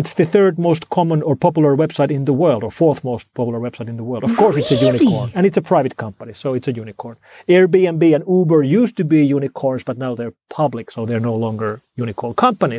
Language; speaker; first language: English; non-native, fluent; Finnish